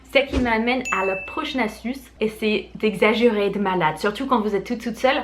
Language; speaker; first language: French; non-native, fluent; English